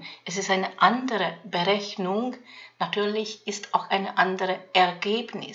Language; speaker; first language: German; non-native, fluent; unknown